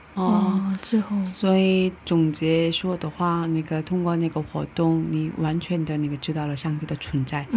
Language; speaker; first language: Chinese; non-native, fluent; Korean